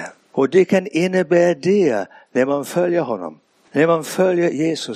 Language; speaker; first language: Swedish; non-native, fluent; English